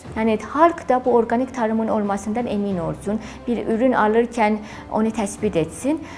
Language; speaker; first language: Turkish; non-native, fluent; Azerbaijani